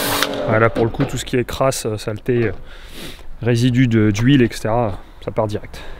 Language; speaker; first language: French; native; French